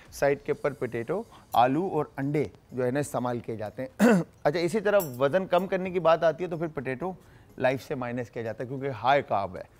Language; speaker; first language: Urdu; native; Urdu